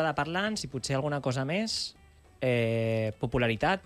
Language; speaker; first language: Catalan; native; Catalan